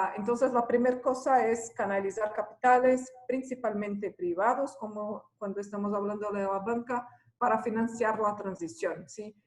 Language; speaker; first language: Spanish; non-native, fluent; Portuguese